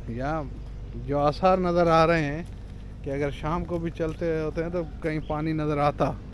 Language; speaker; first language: Urdu; non-native, local second language; Sindhi